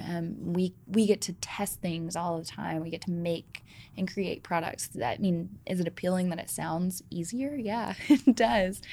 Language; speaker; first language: English; native; English